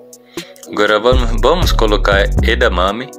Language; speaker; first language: Portuguese; non-native, learner; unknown